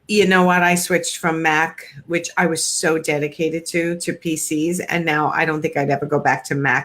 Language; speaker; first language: English; native; English